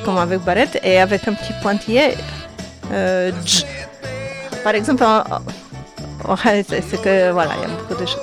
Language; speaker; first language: French; non-native, fluent; Polish